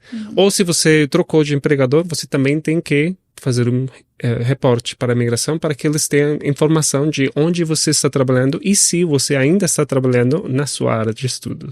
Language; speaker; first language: Portuguese; non-native, fluent; Spanish